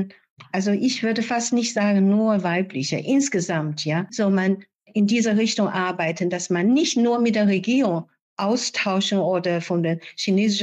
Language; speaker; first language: German; non-native, fluent; Chinese